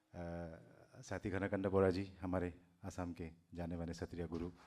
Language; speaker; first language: Hindi; non-native, local second language; Assamese